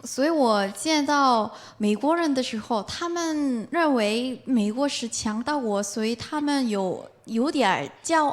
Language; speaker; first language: Chinese; non-native, fluent; Korean